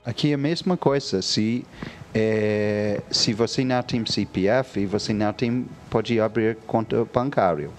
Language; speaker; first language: Portuguese; non-native, fluent; English